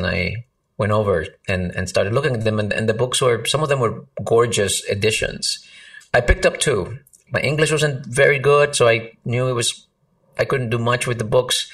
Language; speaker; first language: English; early bilingual, other home language; Spanish